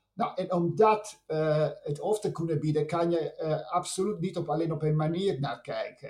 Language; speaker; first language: Dutch; non-native, fluent; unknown